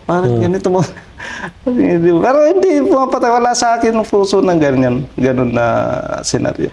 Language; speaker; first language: Filipino; non-native, local second language; Waray